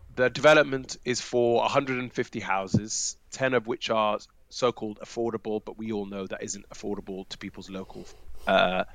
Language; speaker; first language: English; native; English